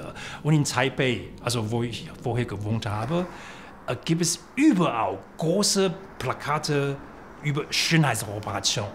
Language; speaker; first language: German; non-native, fluent; Chinese